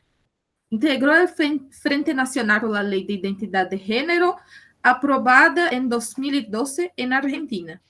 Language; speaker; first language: Spanish; non-native, learner; Portuguese